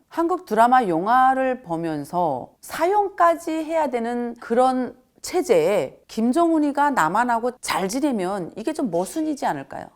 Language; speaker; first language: Korean; native; Korean